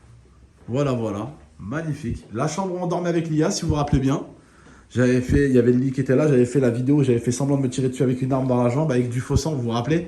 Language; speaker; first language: French; native; French